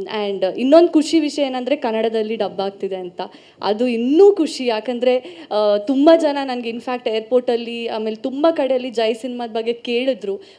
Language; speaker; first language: Kannada; non-native, local second language; Tulu